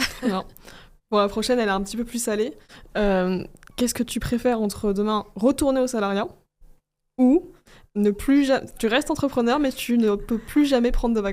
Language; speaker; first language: French; native; French